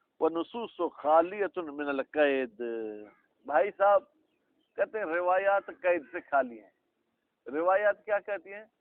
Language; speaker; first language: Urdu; non-native, local second language; Sindhi